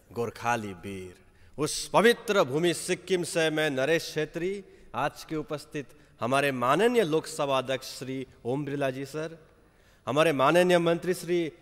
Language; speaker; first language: Hindi; non-native, local second language; Nepali